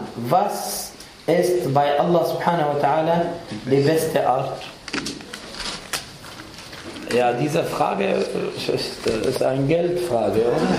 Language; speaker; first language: German; non-native, fluent; Arabic